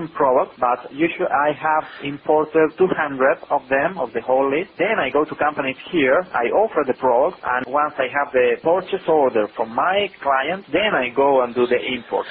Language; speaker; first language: English; non-native, fluent; Spanish